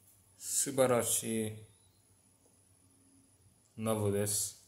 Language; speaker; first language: Japanese; non-native, learner; English